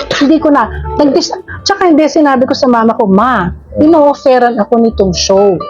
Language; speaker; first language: Filipino; non-native, local second language; English